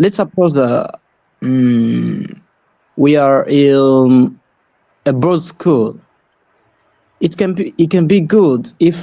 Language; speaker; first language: English; non-native, learner; French